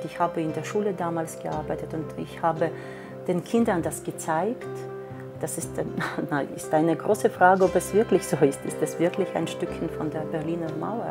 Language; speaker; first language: German; non-native, fluent; Russian